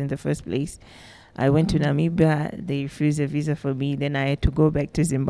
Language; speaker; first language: English; non-native, local second language; Shona